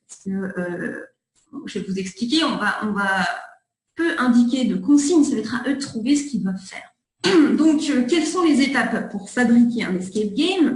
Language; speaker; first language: French; native; French